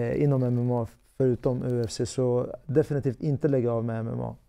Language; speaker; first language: Swedish; native; Swedish